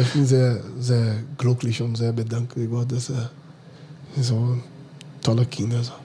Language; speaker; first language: German; non-native, fluent; Portuguese